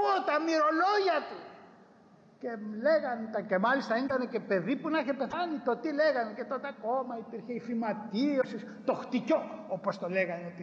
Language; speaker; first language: Greek; native; Greek